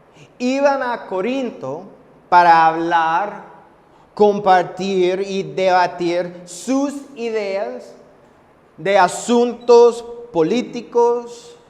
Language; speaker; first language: Spanish; non-native, fluent; English